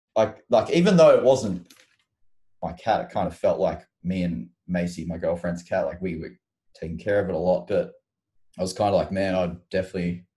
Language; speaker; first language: English; native; English